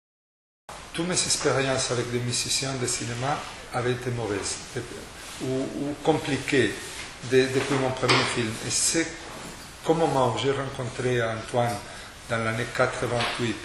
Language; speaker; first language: French; non-native, fluent; Spanish